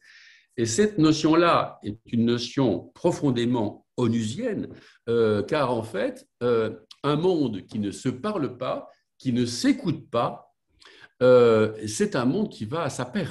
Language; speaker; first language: French; native; French